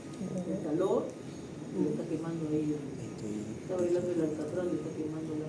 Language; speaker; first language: Spanish; native; Spanish